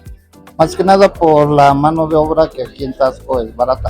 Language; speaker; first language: Spanish; native; Spanish